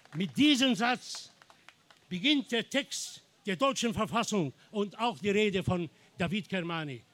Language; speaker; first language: German; non-native, fluent; Arabic